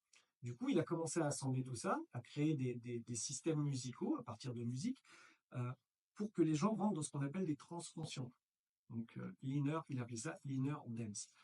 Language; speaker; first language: French; native; French